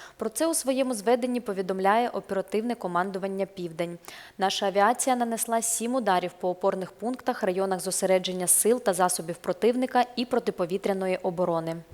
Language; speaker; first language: Ukrainian; native; Ukrainian